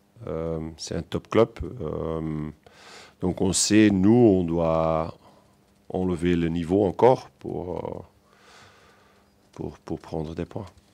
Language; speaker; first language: French; non-native, local second language; Dutch